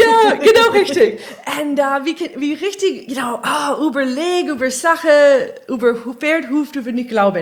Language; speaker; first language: German; non-native, learner; English